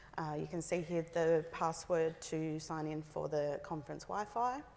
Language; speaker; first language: English; native; English